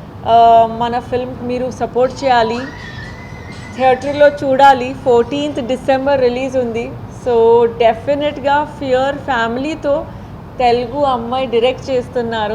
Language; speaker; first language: Telugu; non-native, fluent; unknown